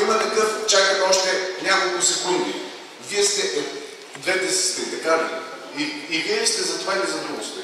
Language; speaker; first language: Bulgarian; native; Bulgarian